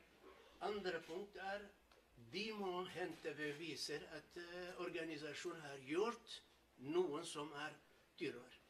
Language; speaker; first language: Norwegian; non-native, learner; Kurdish